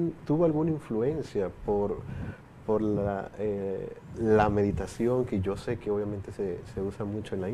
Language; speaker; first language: Spanish; native; Spanish